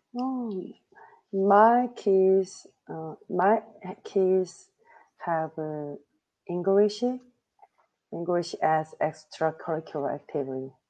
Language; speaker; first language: English; non-native, learner; Korean